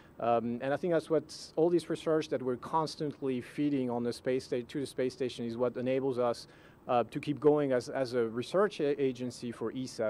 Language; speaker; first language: English; non-native, fluent; French